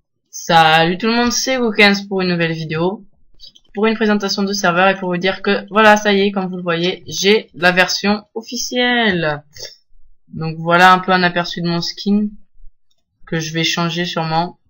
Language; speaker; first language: French; native; French